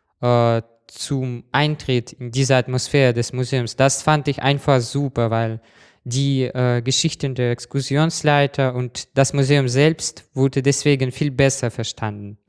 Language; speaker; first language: German; non-native, fluent; Russian